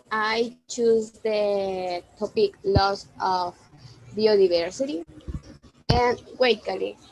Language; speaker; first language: English; non-native, learner; Spanish